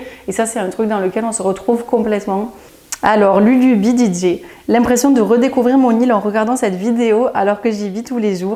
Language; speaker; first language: French; native; French